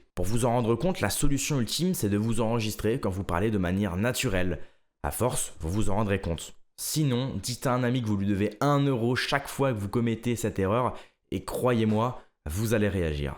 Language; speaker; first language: French; native; French